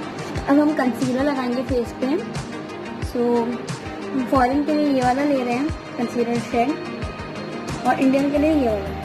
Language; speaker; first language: Hindi; native; Hindi